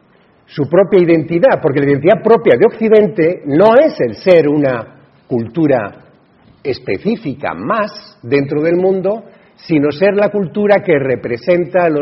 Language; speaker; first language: Spanish; native; Spanish